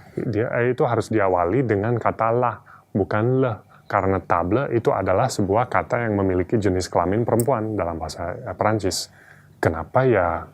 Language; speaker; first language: Indonesian; non-native, fluent; English